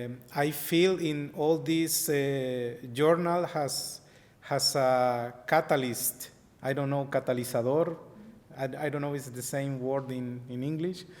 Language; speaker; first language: English; non-native, learner; Spanish